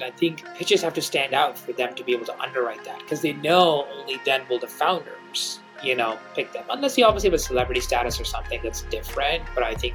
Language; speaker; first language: English; non-native, local second language; Hindi